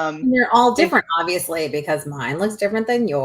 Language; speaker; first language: English; native; English